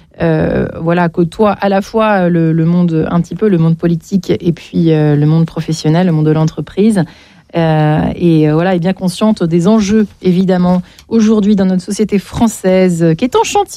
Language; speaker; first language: French; native; French